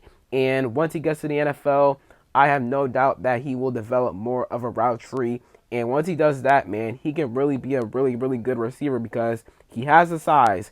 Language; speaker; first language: English; native; English